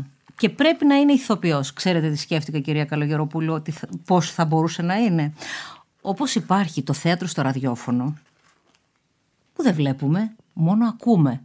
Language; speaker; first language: Greek; native; Greek